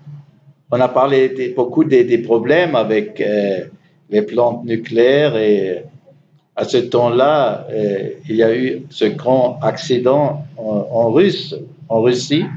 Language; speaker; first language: French; non-native, learner; German